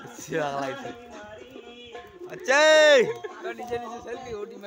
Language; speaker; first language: Hindi; non-native, local second language; Assamese